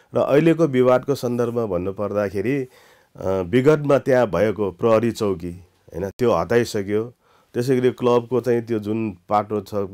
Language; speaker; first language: Nepali; non-native, local second language; Newari